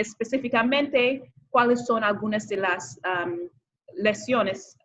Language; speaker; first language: Spanish; non-native, fluent; English